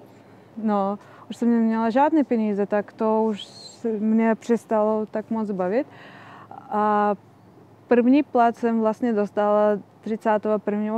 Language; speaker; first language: Czech; non-native, fluent; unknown